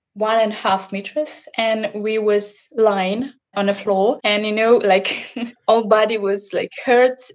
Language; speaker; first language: English; non-native, learner; Russian